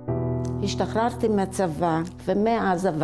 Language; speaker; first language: Hebrew; early bilingual, other home language; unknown